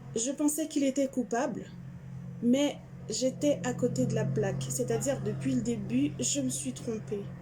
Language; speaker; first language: French; non-native, local second language; Haitian Creole